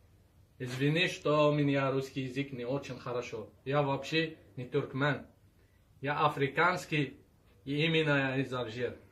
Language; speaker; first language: Russian; non-native, learner; Arabic